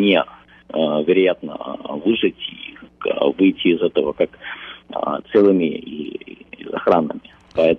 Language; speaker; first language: Russian; early bilingual, heritage; Russian